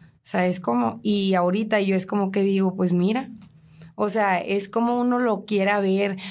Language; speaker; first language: Spanish; native; Spanish